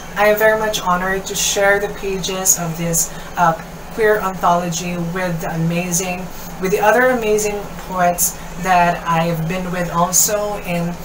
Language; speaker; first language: English; non-native, local second language; Kinaray-a